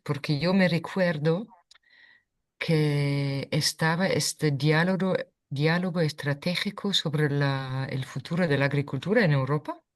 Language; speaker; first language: Spanish; non-native, fluent; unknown